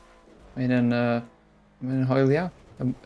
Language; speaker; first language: Welsh; non-native, local second language; English